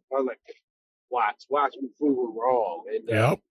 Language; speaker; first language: English; native; English